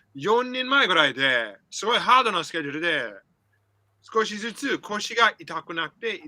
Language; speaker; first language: Japanese; non-native, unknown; English